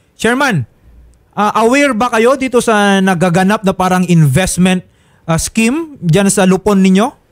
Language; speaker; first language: Filipino; native; Filipino